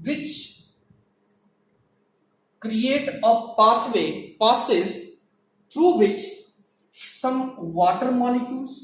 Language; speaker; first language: English; non-native, local second language; Hindi